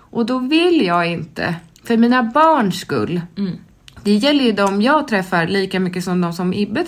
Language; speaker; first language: Swedish; native; Swedish